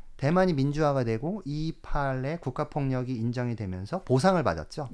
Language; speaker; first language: Korean; native; Korean